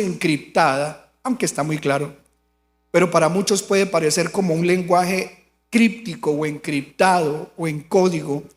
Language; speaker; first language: Spanish; native; Spanish